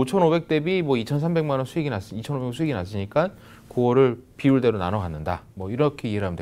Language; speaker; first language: Korean; native; Korean